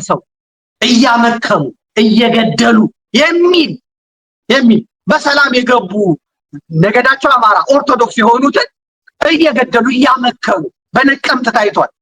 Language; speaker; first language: Amharic; native; Amharic